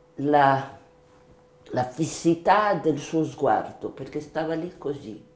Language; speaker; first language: Italian; native; Italian